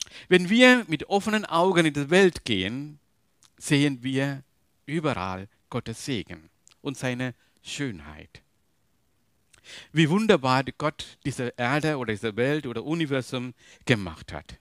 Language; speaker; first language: German; non-native, learner; Tamil